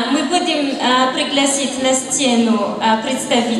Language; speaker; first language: Russian; non-native, learner; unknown